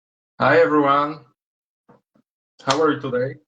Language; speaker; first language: English; non-native, learner; Polish